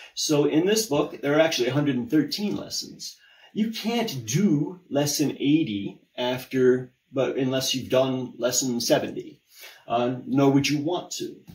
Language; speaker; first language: English; native; English